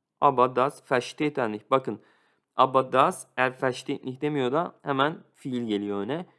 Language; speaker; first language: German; non-native, fluent; Turkish